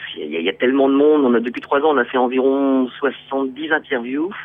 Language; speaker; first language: French; native; French